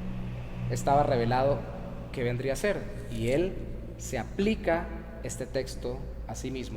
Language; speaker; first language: Spanish; native; Spanish